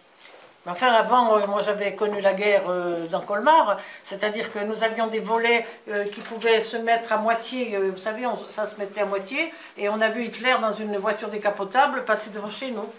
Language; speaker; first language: French; native; French